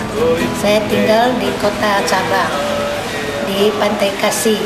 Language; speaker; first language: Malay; non-native, local second language; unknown